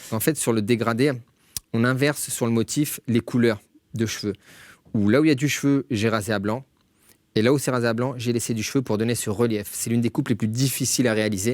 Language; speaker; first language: French; native; French